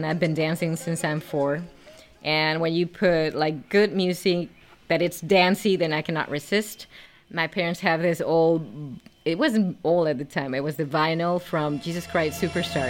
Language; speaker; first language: English; non-native, fluent; Spanish